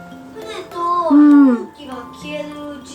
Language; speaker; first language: Japanese; native; Japanese